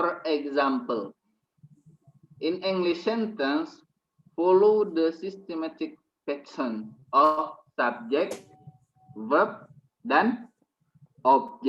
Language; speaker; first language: English; non-native, fluent; Indonesian